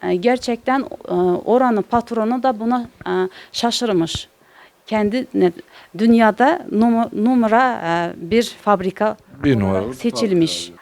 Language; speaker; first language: Turkish; non-native, learner; Uzbek